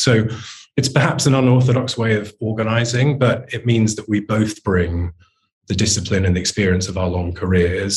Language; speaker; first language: English; native; English